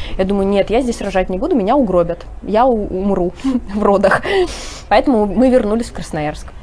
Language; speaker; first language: Russian; native; Russian